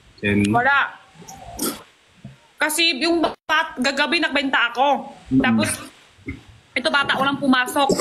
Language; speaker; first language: Filipino; non-native, learner; Chinese